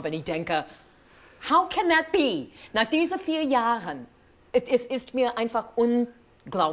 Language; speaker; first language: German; non-native, fluent; English